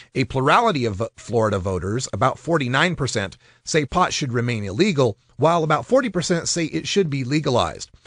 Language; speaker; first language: English; native; English